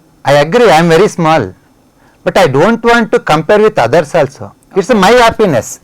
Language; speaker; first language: English; non-native, local second language; Telugu